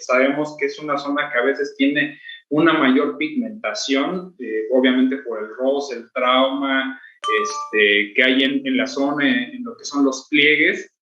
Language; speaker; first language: Spanish; native; Spanish